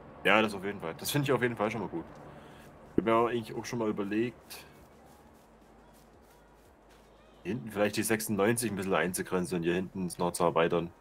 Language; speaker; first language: German; native; German